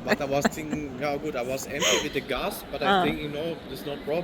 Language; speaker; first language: English; non-native, learner; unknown